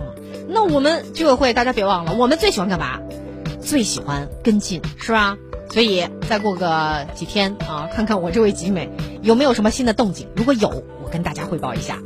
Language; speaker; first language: Chinese; native; Chinese